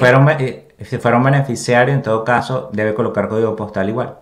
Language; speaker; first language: Spanish; native; Spanish